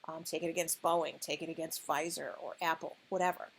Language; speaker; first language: English; native; English